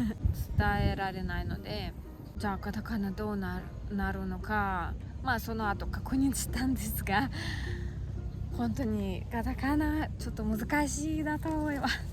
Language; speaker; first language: Japanese; non-native, learner; Russian